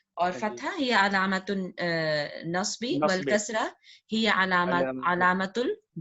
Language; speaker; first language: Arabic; non-native, fluent; Urdu